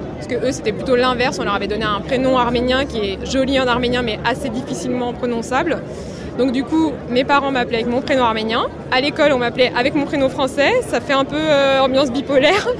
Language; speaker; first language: French; native; French